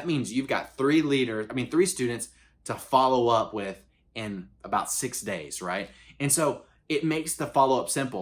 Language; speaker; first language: English; native; English